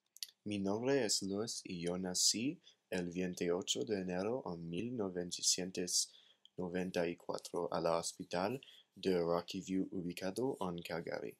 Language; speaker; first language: Spanish; non-native, learner; English